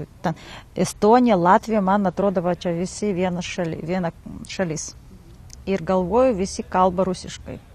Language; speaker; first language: Lithuanian; non-native, learner; Kazakh